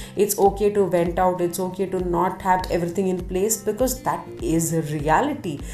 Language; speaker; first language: English; non-native, local second language; Tamil